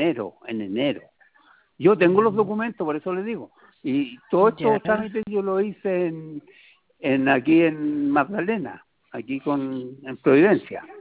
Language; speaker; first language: Spanish; native; Spanish